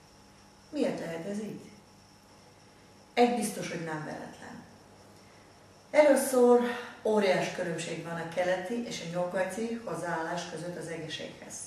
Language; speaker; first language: Hungarian; non-native, fluent; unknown